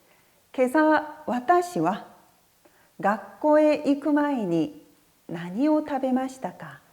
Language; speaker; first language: Japanese; non-native, fluent; Korean